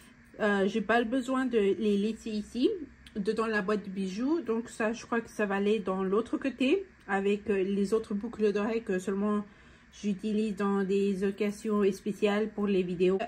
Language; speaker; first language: French; non-native, fluent; Spanish